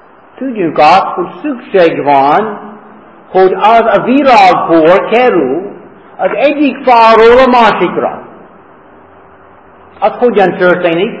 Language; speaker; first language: Hungarian; non-native, fluent; English